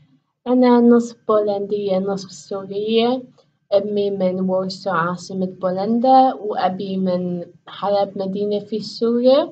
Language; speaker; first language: Arabic; non-native, learner; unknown